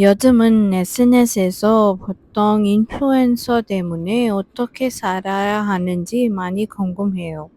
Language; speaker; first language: Korean; non-native, fluent; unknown